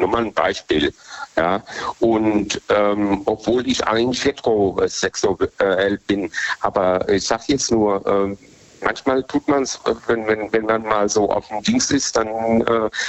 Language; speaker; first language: German; native; German